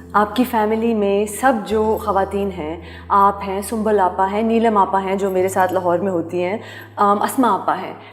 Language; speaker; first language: Urdu; native; Urdu